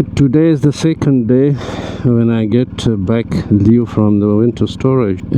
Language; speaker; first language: English; non-native, learner; Persian